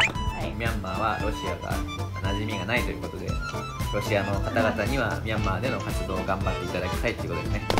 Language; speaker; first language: Japanese; native; Japanese